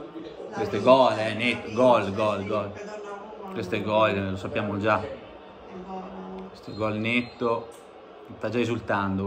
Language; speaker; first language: Italian; native; Italian